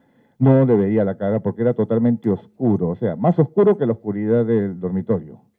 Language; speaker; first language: Spanish; native; Spanish